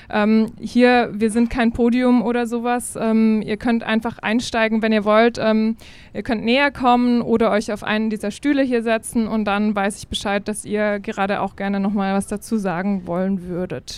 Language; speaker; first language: German; native; German